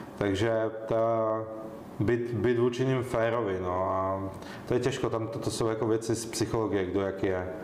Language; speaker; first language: Czech; native; Czech